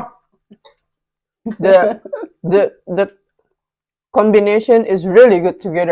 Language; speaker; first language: English; non-native, learner; Indonesian